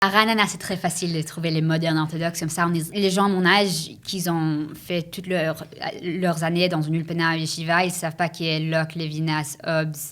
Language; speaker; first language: French; early bilingual, heritage; English